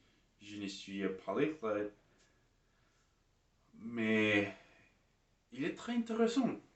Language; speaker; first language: French; non-native, learner; English